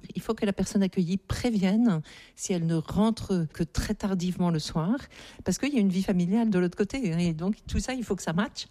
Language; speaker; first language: French; native; French